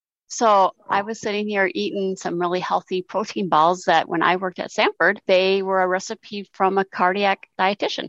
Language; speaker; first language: English; native; English